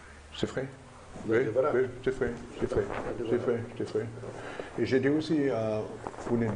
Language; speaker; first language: French; non-native, learner; German